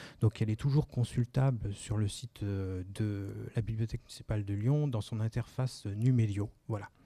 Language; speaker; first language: French; native; French